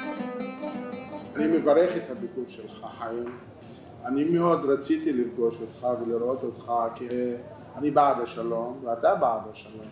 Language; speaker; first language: Hebrew; non-native, local second language; Arabic